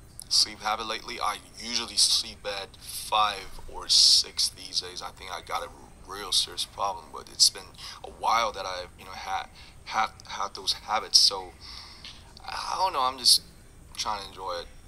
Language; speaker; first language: English; non-native, fluent; Korean